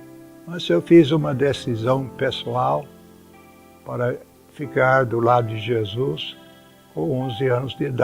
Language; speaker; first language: Portuguese; non-native, fluent; English